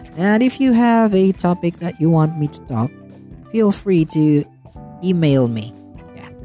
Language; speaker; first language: English; non-native, local second language; Filipino